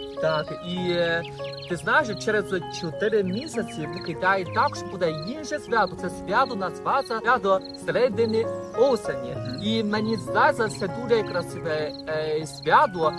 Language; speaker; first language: Ukrainian; non-native, fluent; Chinese